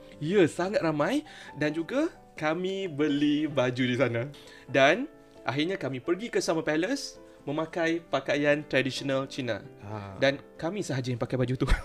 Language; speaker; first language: Malay; native; Malay